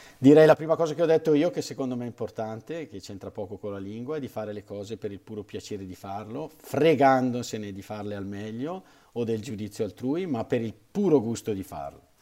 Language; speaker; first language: Italian; native; Italian